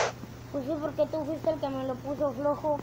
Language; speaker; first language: Spanish; native; Spanish